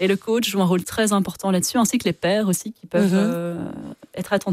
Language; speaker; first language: French; native; French